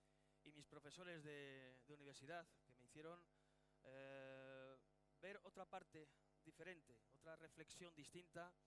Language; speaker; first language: Spanish; native; Spanish